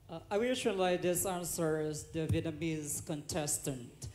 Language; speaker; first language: English; non-native, learner; Vietnamese